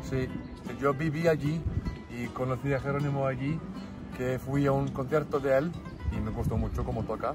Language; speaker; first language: Spanish; non-native, fluent; Icelandic